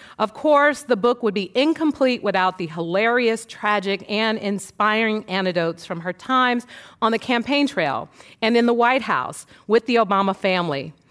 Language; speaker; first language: English; native; English